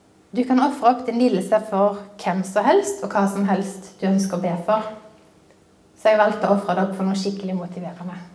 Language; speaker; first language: Norwegian; native; Norwegian